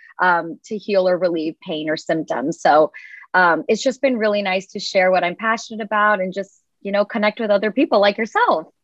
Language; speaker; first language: English; native; English